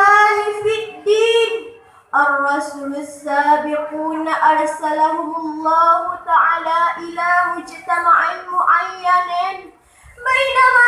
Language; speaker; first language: Arabic; non-native, learner; Achinese